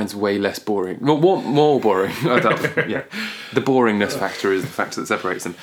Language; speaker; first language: English; native; English